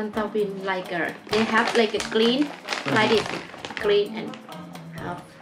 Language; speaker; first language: English; non-native, learner; Thai